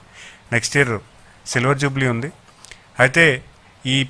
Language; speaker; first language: Telugu; native; Telugu